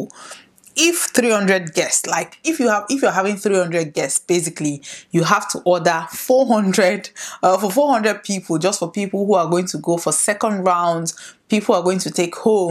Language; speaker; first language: English; non-native, local second language; Igbo